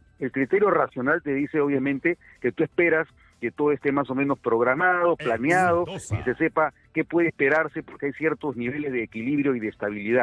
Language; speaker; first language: Spanish; native; Spanish